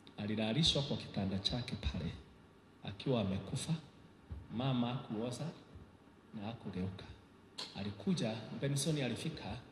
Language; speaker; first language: Swahili; native; Swahili